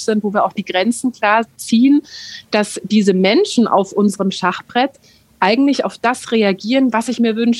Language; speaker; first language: German; native; German